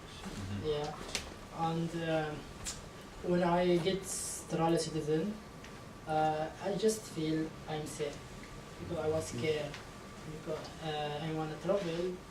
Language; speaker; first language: English; non-native, learner; Arabic